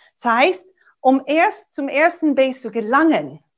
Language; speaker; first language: German; non-native, fluent; English